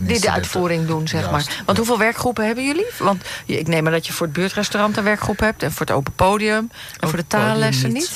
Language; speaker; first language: Dutch; native; Dutch